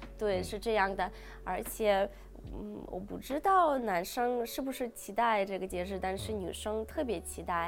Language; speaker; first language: Chinese; non-native, fluent; Russian